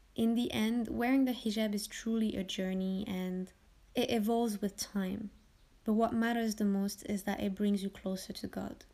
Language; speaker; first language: English; early bilingual, heritage; French